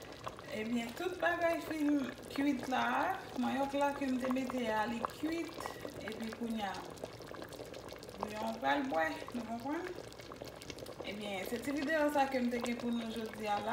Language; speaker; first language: French; non-native, local second language; Haitian Creole